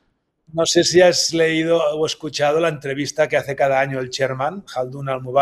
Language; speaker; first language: Spanish; native; Spanish